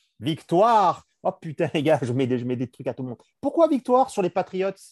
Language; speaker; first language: French; native; French